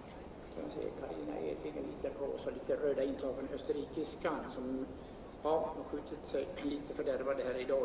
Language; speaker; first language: Swedish; native; Swedish